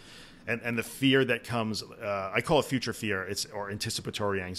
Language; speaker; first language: English; native; English